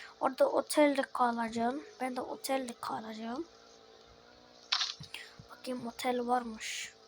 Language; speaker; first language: Turkish; early bilingual, heritage; Turkish